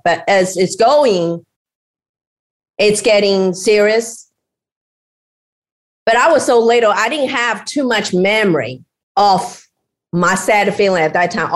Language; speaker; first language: English; non-native, fluent; Chinese